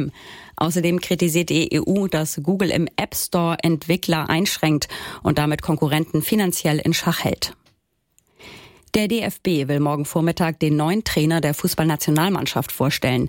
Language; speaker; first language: German; native; German